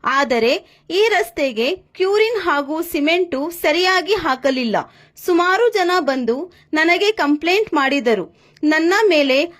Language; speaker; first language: Kannada; native; Kannada